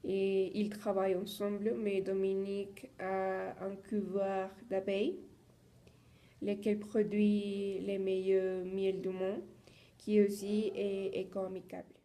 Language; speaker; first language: French; non-native, learner; Spanish